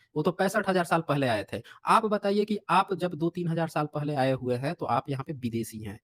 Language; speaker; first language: Hindi; native; Hindi